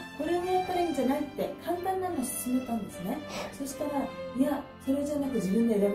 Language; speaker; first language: Japanese; native; Japanese